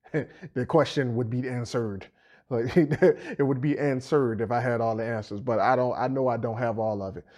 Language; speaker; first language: English; native; English